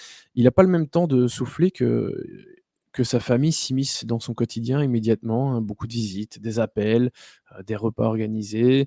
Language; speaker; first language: French; native; French